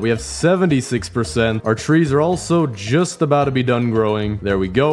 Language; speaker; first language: English; native; English